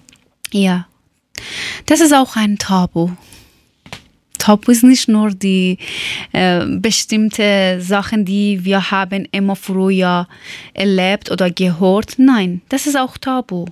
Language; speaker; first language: German; non-native, learner; Persian